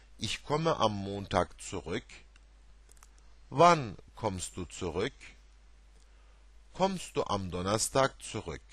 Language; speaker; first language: German; non-native, fluent; Turkish